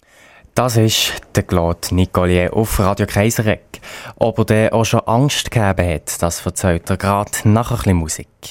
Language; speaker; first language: German; native; German